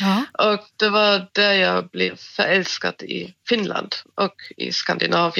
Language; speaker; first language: Swedish; non-native, fluent; German